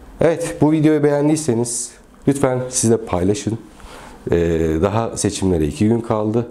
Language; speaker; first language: Turkish; native; Turkish